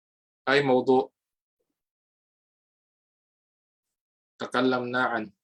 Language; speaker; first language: Arabic; non-native, fluent; Filipino